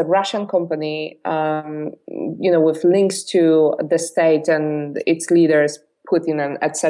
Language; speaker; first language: English; non-native, fluent; Polish